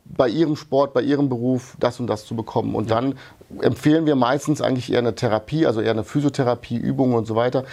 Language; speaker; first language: German; early bilingual, other home language; Hungarian